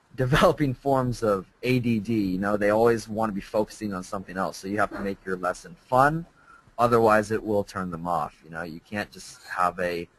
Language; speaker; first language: English; native; English